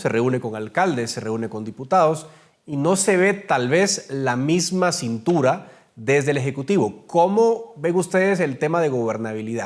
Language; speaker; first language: Spanish; native; Spanish